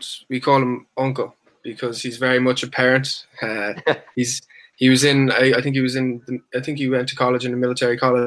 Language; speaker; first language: English; native; English